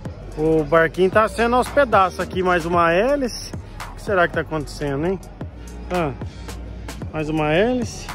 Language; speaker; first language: Portuguese; native; Portuguese